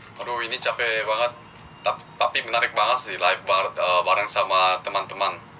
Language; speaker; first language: Indonesian; early bilingual, other home language; Korean